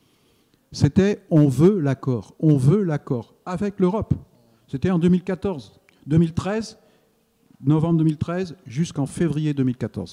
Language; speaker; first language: French; native; French